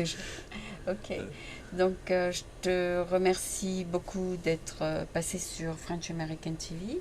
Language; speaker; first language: French; native; French